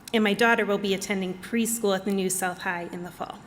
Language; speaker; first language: English; native; English